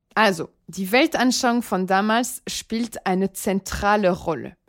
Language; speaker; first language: German; non-native, fluent; French